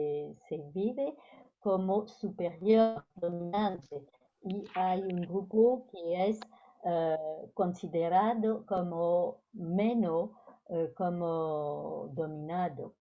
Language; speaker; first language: Spanish; non-native, fluent; French